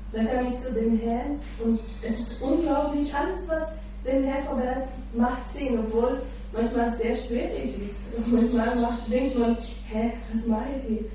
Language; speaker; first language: German; non-native, learner; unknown